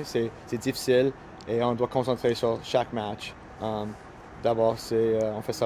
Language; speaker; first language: French; non-native, local second language; English